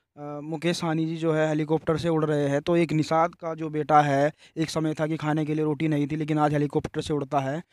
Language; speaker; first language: Hindi; native; Hindi